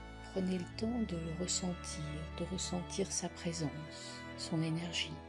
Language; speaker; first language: French; native; French